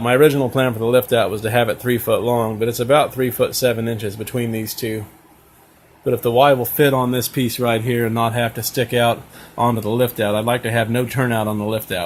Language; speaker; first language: English; native; English